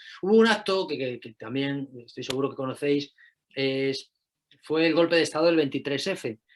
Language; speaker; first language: Spanish; native; Spanish